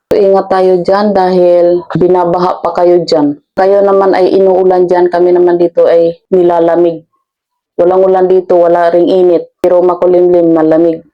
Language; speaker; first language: Filipino; non-native, local second language; Cebuano